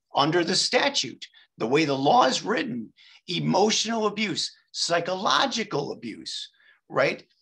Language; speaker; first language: English; native; English